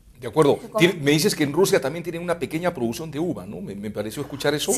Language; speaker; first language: Spanish; native; Spanish